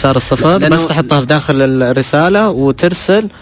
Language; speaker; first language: Arabic; native; Arabic